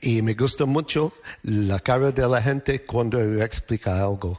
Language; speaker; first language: Spanish; non-native, learner; English